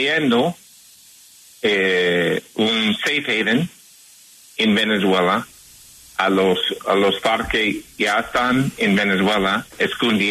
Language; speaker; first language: Spanish; non-native, fluent; English